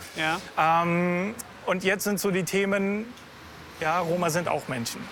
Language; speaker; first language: German; non-native, fluent; Bulgarian